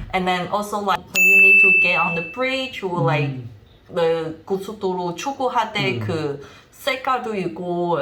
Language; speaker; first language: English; non-native, fluent; Chinese